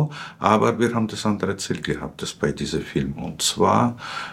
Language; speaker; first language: German; non-native, fluent; Russian